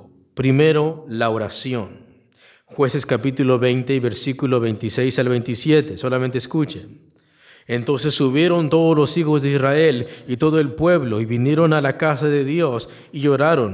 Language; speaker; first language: Spanish; native; Spanish